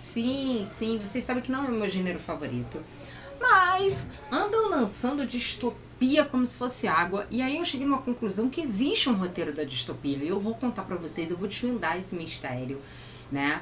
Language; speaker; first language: Portuguese; native; Portuguese